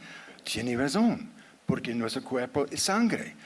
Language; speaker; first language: Spanish; non-native, fluent; English